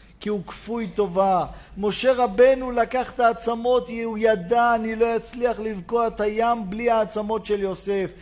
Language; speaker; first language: Hebrew; native; Hebrew